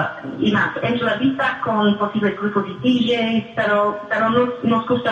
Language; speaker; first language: Spanish; non-native, fluent; English